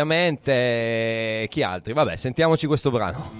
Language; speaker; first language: Italian; native; Italian